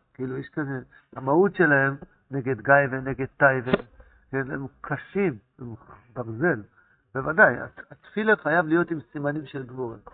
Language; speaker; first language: Hebrew; non-native, fluent; Yiddish